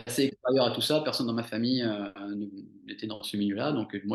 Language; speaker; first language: French; native; French